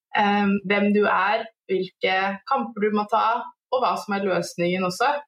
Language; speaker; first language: Norwegian; native; Norwegian